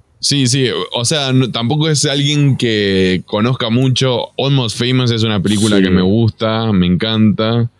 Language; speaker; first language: Spanish; native; Spanish